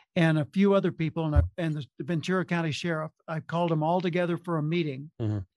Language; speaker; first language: English; native; English